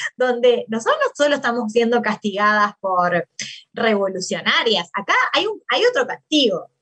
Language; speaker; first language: Spanish; native; Spanish